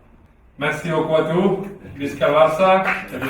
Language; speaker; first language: French; non-native, learner; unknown